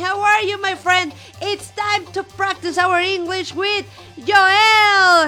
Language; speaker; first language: English; non-native, learner; Spanish